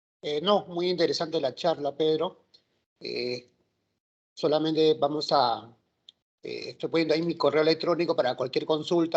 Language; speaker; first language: Spanish; native; Spanish